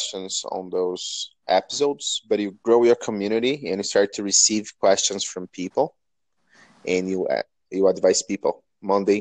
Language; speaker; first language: English; non-native, fluent; Portuguese